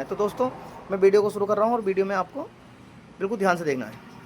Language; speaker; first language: Hindi; native; Hindi